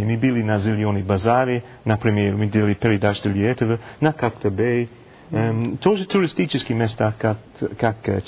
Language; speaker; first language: Russian; non-native, learner; English